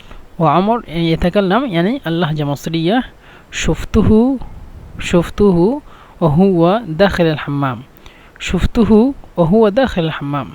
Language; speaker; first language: Arabic; non-native, fluent; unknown